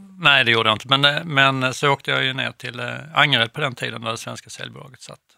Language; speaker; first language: Swedish; native; Swedish